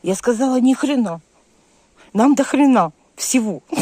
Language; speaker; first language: Russian; non-native, local second language; Ukrainian